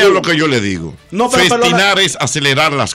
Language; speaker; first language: Spanish; native; Spanish